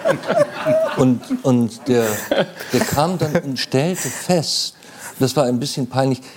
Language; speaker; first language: German; native; German